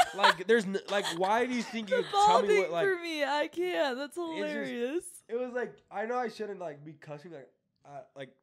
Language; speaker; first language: English; native; English